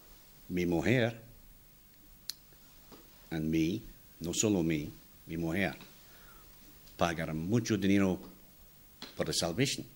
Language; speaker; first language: Spanish; non-native, learner; English